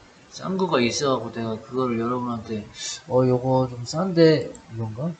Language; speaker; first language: Korean; native; Korean